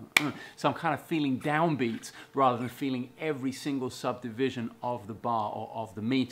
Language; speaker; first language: English; native; English